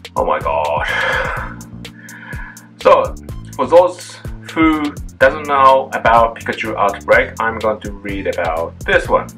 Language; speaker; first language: English; non-native, fluent; Japanese